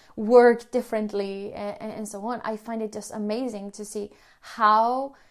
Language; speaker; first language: English; non-native, fluent; Spanish